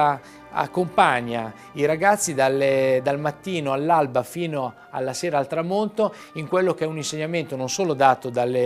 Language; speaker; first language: Italian; native; Italian